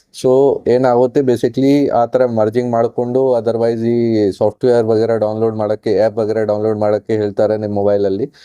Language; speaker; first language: Kannada; non-native, fluent; Hindi